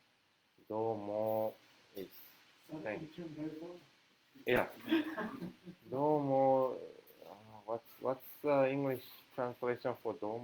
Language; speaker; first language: English; non-native, fluent; Japanese